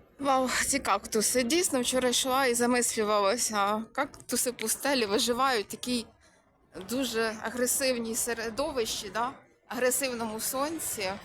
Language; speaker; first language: Ukrainian; native; Ukrainian